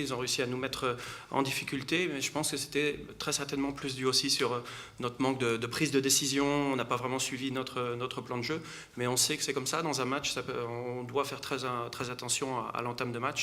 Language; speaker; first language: French; native; French